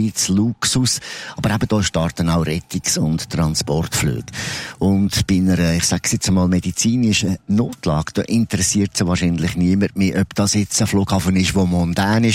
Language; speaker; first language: German; native; German